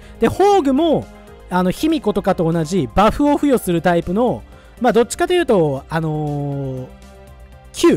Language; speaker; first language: Japanese; native; Japanese